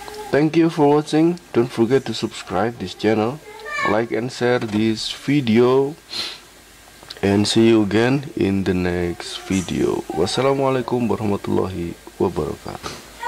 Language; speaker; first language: English; non-native, learner; Javanese